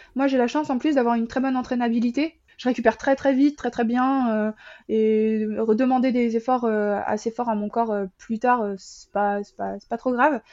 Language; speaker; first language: French; native; French